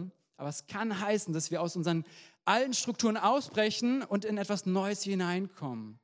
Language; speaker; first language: German; native; German